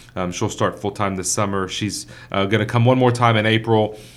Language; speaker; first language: English; native; English